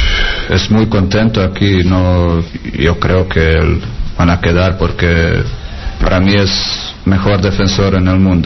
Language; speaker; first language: Spanish; non-native, learner; Croatian